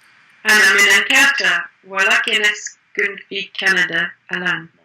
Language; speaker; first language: Arabic; non-native, learner; English